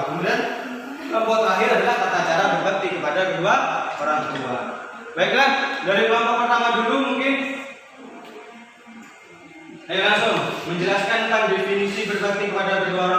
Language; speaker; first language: Indonesian; native; Indonesian